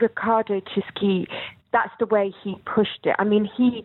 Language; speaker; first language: English; native; English